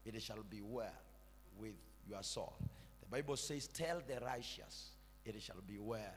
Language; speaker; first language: English; non-native, local second language; Swahili